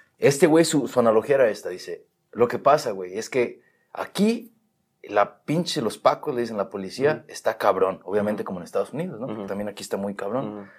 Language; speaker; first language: Spanish; native; Spanish